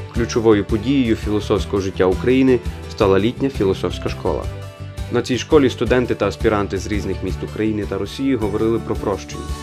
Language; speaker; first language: Ukrainian; native; Ukrainian